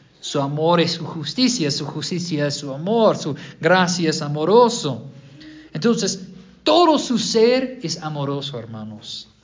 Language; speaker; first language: Spanish; non-native, fluent; English